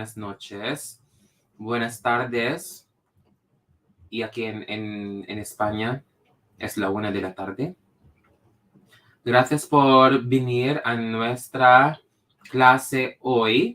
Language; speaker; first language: Spanish; non-native, fluent; Filipino